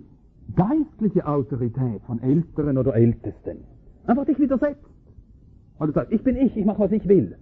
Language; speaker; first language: German; native; German